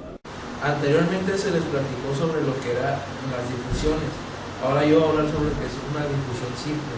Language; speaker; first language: Spanish; native; Spanish